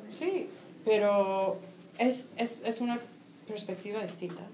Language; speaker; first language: Spanish; non-native, fluent; English